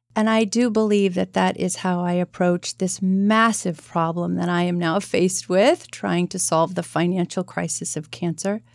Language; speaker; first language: English; native; English